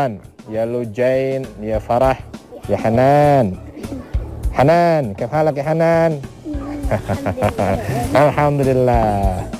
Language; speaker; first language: Arabic; non-native, fluent; Indonesian